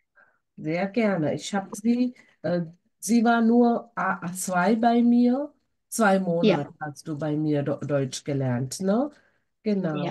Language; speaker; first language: German; non-native, fluent; Sinhala